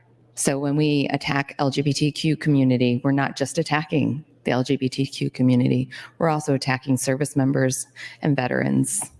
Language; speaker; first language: English; native; English